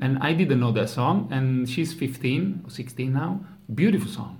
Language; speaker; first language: English; non-native, fluent; Italian